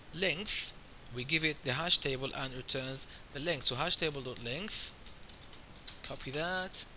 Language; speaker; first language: English; non-native, fluent; Arabic